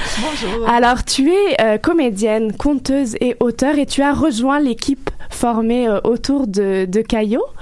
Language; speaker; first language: French; native; French